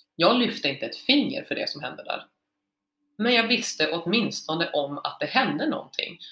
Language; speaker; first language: Swedish; native; Swedish